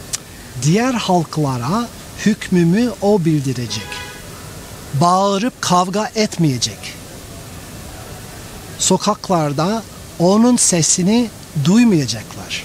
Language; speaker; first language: Turkish; non-native, fluent; English